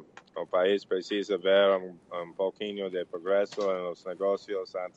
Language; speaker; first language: Portuguese; non-native, learner; English